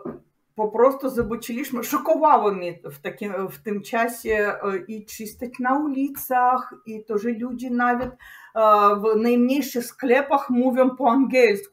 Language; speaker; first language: Polish; non-native, learner; Russian